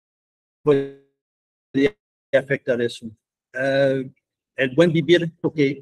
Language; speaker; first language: Spanish; non-native, fluent; English